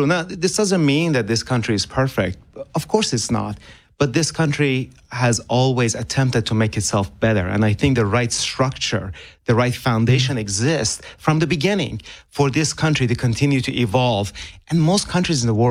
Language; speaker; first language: English; non-native, fluent; Persian